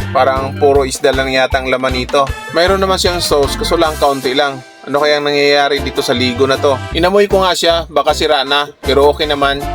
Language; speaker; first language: Filipino; non-native, local second language; Cebuano